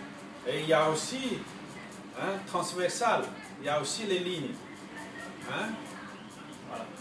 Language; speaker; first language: French; non-native, fluent; Chinese